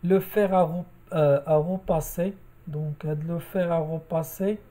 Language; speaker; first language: French; non-native, local second language; Arabic